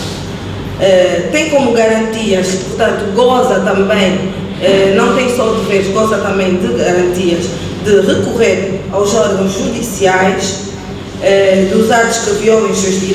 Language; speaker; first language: Portuguese; native; Portuguese